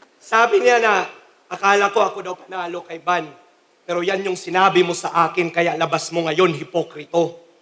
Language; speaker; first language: Filipino; non-native, local second language; Cebuano